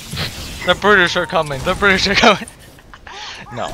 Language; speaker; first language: English; native; English